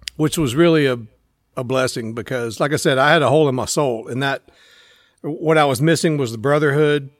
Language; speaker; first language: English; native; English